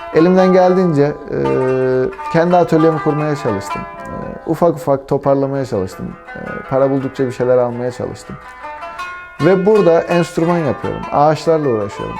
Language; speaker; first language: Turkish; native; Turkish